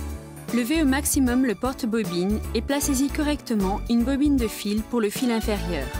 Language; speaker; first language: French; native; French